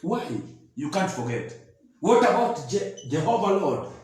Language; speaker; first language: English; non-native, local second language; Swahili